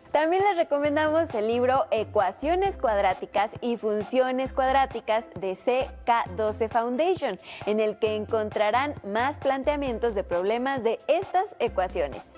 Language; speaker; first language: Spanish; native; Spanish